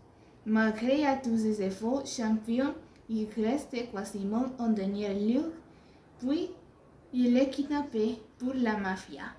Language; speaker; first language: French; non-native, learner; Spanish